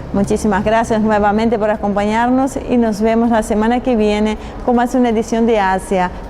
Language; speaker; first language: Spanish; native; Spanish